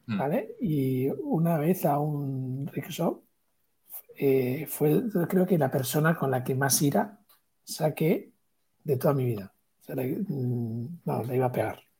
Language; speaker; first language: Spanish; native; Spanish